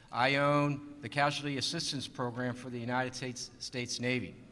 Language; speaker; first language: English; native; English